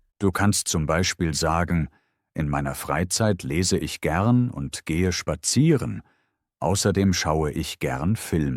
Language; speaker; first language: German; native; German